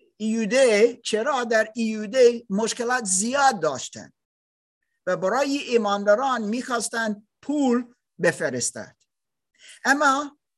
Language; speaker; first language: Persian; non-native, learner; German